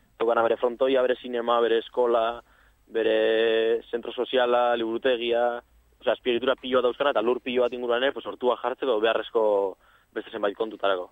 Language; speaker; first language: Basque; non-native, local second language; Spanish